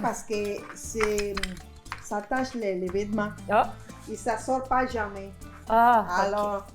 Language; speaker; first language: French; non-native, fluent; Spanish